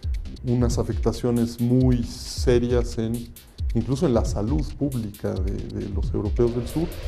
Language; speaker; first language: Spanish; native; Spanish